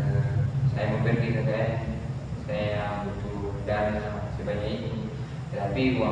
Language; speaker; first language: Indonesian; non-native, local second language; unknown